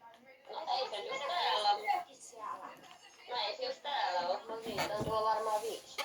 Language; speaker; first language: Finnish; native; Finnish